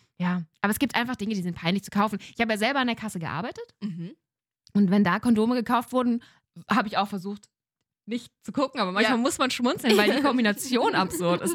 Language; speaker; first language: German; native; German